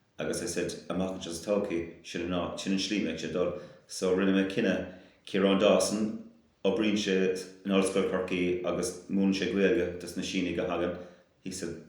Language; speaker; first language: Irish; non-native, local second language; English